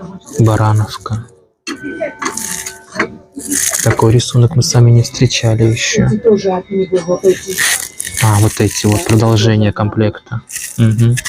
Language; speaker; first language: Russian; native; Russian